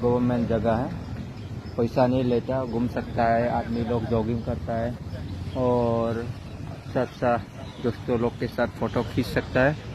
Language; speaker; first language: Hindi; non-native, local second language; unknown